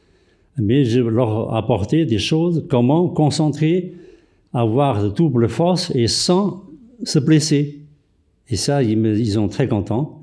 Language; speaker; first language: French; non-native, fluent; Chinese